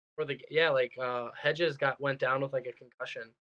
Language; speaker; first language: English; native; English